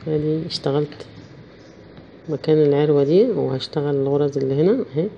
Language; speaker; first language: Arabic; native; Arabic